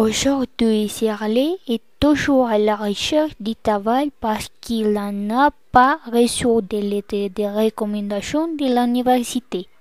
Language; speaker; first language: French; non-native, learner; Spanish